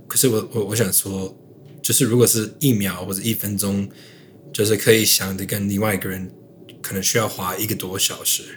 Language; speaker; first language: Chinese; native; Chinese